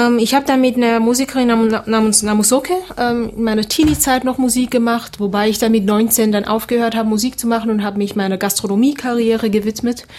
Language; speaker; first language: German; early bilingual, other home language; Seselwa Creole French